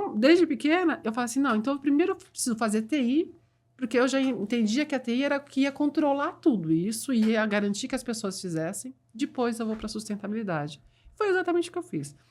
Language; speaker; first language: Portuguese; native; Portuguese